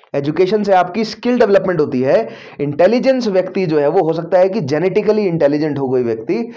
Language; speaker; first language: Hindi; native; Hindi